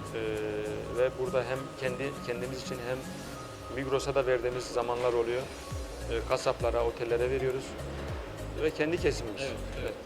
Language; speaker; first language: Turkish; native; Turkish